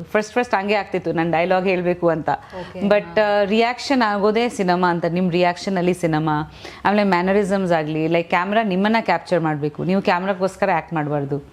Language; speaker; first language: Kannada; non-native, fluent; Bangla